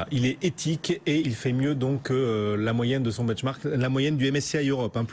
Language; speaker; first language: French; native; French